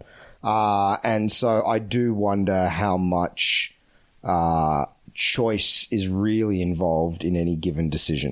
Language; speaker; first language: English; native; English